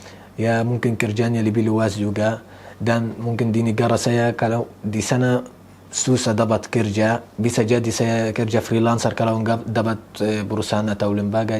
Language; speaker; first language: Indonesian; non-native, learner; Arabic